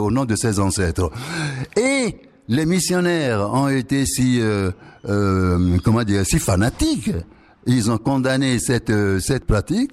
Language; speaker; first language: French; non-native, local second language; Ewe